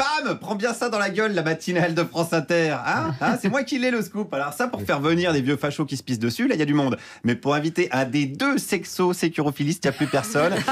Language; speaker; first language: French; native; French